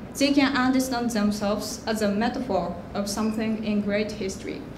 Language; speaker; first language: English; non-native, fluent; Japanese